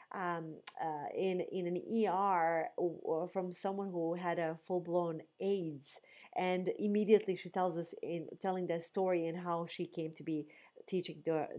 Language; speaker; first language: English; non-native, fluent; Bosnian